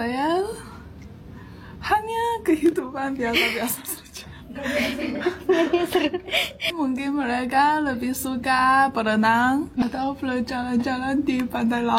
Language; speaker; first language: Indonesian; non-native, learner; Chinese